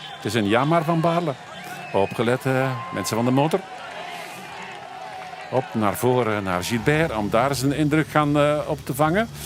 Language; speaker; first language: Dutch; native; Dutch